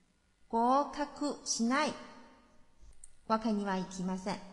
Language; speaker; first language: Japanese; non-native, learner; Chinese